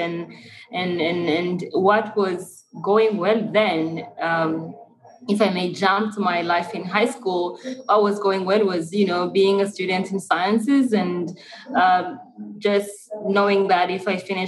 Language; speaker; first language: English; non-native, local second language; Kinyarwanda